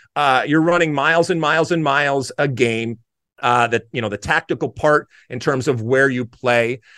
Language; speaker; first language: English; native; English